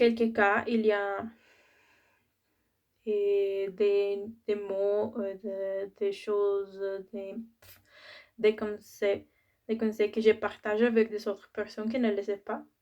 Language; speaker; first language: French; non-native, learner; Spanish